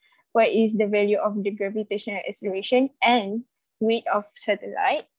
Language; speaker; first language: English; non-native, local second language; Malay